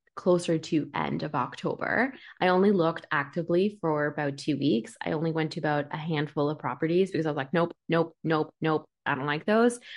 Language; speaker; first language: English; early bilingual, other home language; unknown